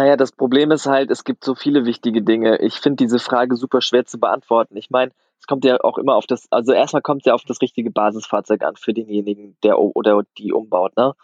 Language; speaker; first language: German; native; German